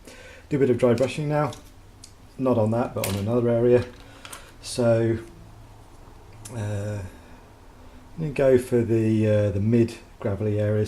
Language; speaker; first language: English; native; English